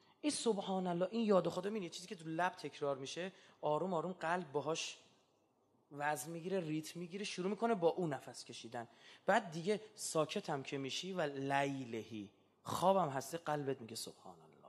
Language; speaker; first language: Persian; native; Persian